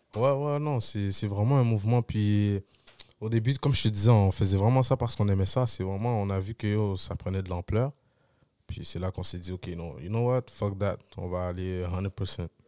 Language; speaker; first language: French; early bilingual, other home language; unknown